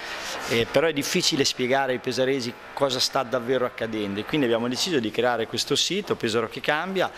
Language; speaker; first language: Italian; native; Italian